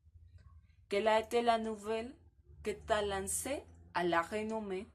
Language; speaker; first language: French; non-native, learner; Spanish